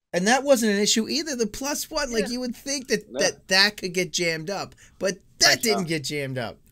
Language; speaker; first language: English; native; English